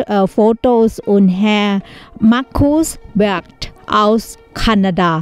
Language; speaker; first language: German; non-native, learner; Thai